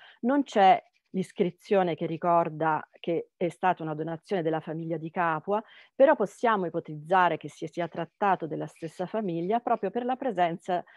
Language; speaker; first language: Italian; native; Italian